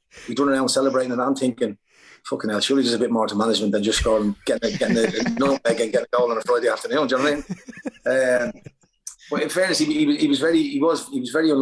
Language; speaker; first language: English; native; English